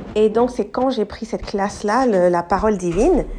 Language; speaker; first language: French; non-native, local second language; English